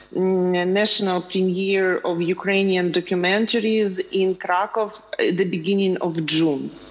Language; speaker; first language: English; non-native, fluent; Ukrainian